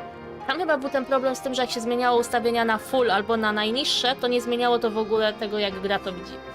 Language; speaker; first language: Polish; native; Polish